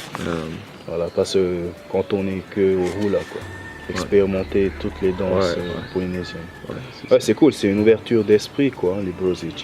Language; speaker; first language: French; native; French